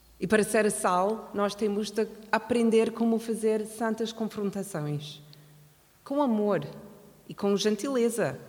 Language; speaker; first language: Portuguese; non-native, fluent; English